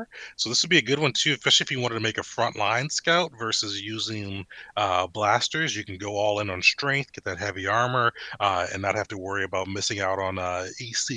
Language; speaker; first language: English; native; English